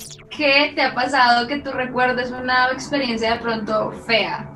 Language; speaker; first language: Spanish; native; Spanish